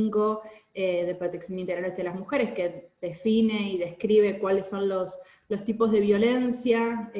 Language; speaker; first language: Spanish; native; Spanish